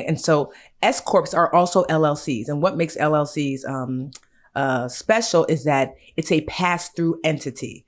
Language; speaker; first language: English; native; English